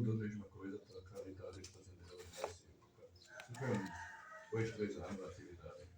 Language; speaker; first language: Portuguese; non-native, learner; German